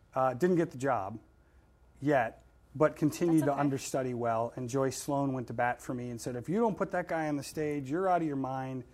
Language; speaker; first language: English; native; English